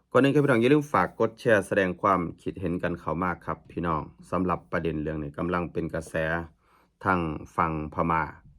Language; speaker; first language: Thai; native; Thai